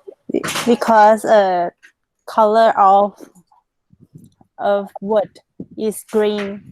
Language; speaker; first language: English; non-native, learner; Thai